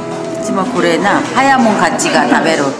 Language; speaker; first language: Japanese; non-native, fluent; Korean